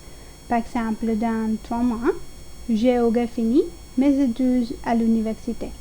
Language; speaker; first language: French; non-native, learner; Spanish